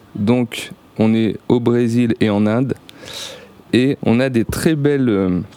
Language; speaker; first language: French; native; French